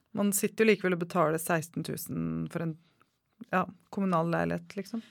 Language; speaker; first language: Norwegian; native; Norwegian